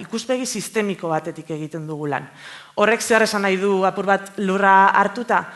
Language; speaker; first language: Basque; native; Basque